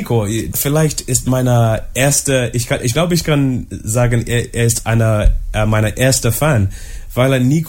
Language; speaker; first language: German; non-native, learner; English